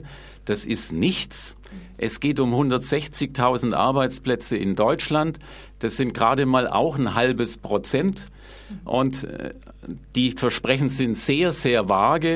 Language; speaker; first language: German; native; German